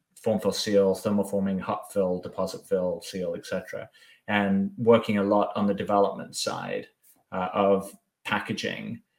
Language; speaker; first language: English; native; English